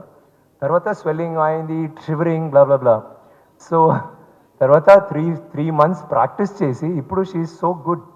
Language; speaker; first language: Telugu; non-native, learner; Tamil